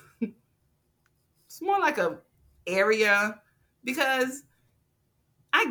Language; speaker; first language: English; native; English